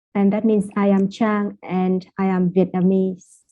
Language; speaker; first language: English; non-native, fluent; Vietnamese